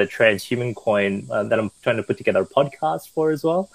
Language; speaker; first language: English; early bilingual, other home language; Chinese